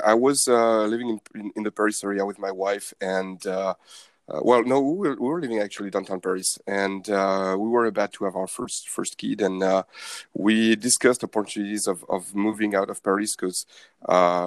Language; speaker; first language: English; non-native, fluent; French